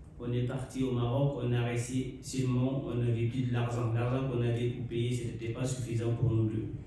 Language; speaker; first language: French; non-native, local second language; Fula